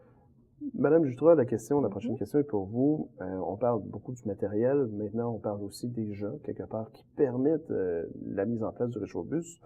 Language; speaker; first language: French; native; French